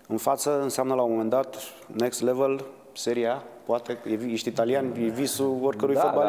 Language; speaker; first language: Romanian; native; Romanian